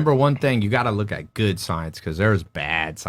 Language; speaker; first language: English; native; English